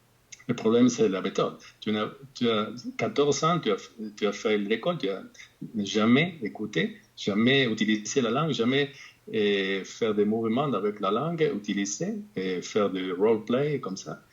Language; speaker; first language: French; non-native, fluent; Spanish